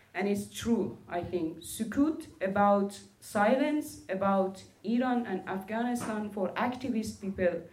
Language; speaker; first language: English; non-native, learner; Persian